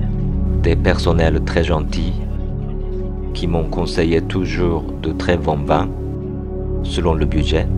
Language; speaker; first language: French; non-native, fluent; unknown